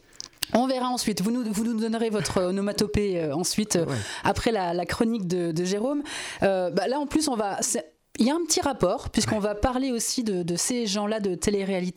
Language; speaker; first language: French; native; French